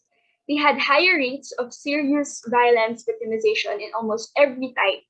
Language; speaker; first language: English; non-native, local second language; Filipino